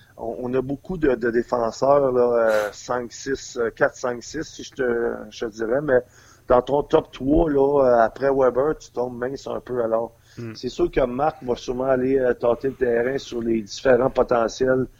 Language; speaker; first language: French; native; French